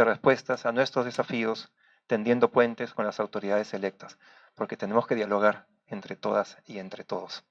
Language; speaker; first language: Spanish; native; Spanish